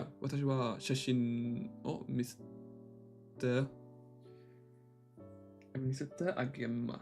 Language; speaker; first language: Japanese; non-native, learner; English